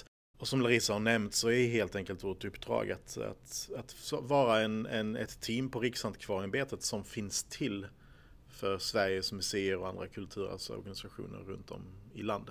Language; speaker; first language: Swedish; native; Swedish